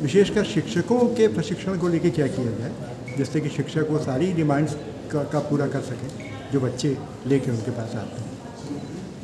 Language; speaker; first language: Hindi; native; Hindi